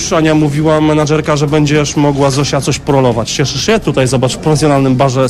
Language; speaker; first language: Polish; native; Polish